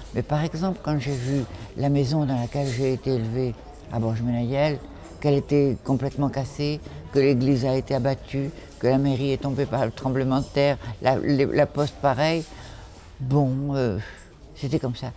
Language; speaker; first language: French; native; French